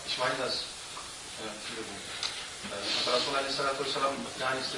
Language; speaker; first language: German; non-native, learner; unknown